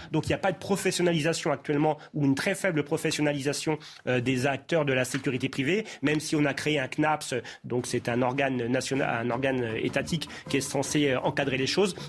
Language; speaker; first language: French; native; French